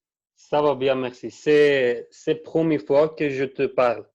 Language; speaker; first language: French; non-native, learner; Kurdish